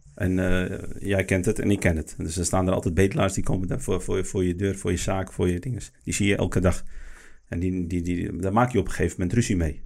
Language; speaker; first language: Dutch; early bilingual, other home language; Arabic